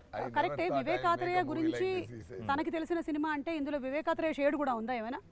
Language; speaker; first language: Telugu; native; Telugu